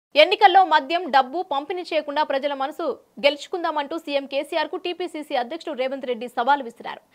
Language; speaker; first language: Telugu; native; Telugu